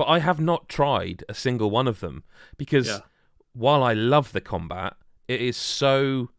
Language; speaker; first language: English; native; English